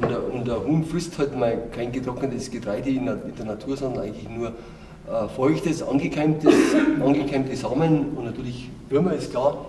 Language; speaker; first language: German; native; German